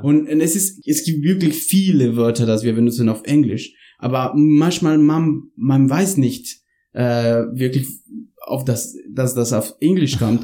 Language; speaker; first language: German; non-native, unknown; Spanish